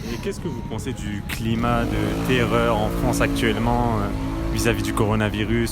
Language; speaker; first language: French; native; French